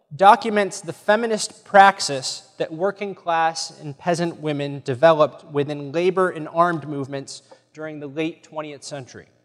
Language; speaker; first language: English; native; English